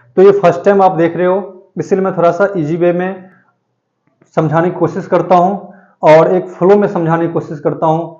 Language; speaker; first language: Hindi; native; Hindi